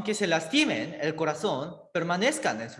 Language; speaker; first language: Spanish; native; Spanish